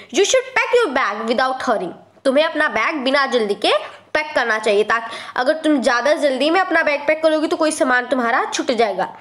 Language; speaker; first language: Hindi; native; Hindi